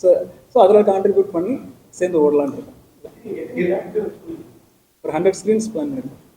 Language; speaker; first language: Tamil; native; Tamil